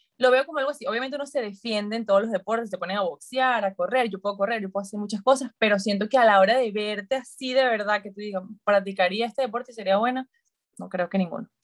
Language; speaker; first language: Spanish; native; Spanish